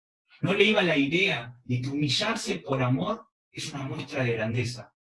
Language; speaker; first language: Spanish; early bilingual, other home language; Korean